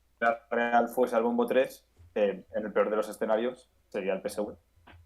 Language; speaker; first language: Spanish; native; Spanish